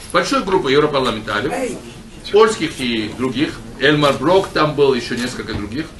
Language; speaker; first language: Russian; non-native, local second language; Georgian